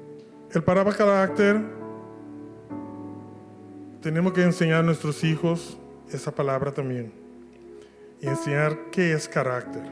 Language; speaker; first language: Spanish; non-native, local second language; Papiamento